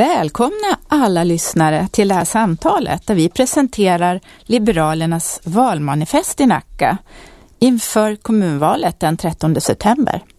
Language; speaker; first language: Swedish; native; Swedish